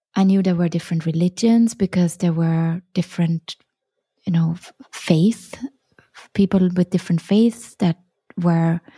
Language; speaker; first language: English; non-native, fluent; German